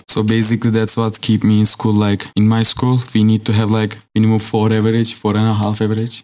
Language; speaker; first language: English; non-native, fluent; Turkish